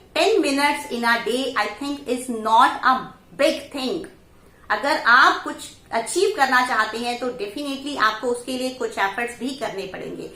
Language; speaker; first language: Hindi; native; Hindi